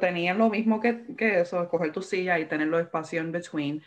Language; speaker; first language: Spanish; early bilingual, heritage; Spanish